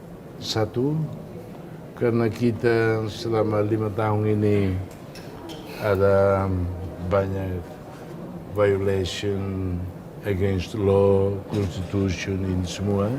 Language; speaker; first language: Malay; non-native, fluent; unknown